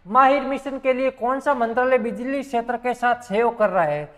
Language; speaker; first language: Hindi; native; Hindi